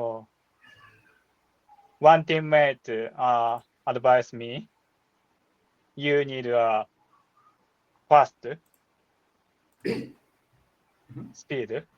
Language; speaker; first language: English; non-native, learner; Japanese